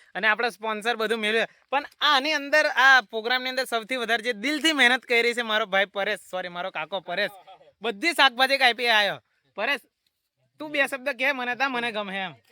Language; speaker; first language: Gujarati; non-native, local second language; Rathawi